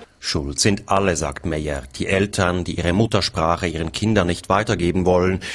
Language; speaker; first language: German; native; German